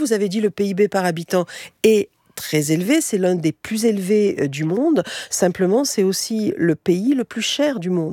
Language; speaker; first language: French; native; French